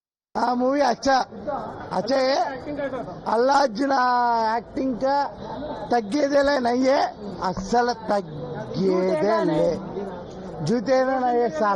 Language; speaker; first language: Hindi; non-native, local second language; Telugu